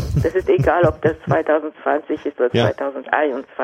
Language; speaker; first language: German; non-native, fluent; Japanese